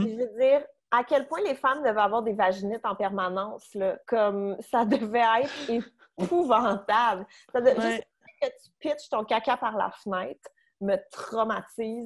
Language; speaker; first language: French; native; French